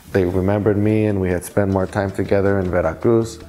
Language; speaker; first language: English; native; English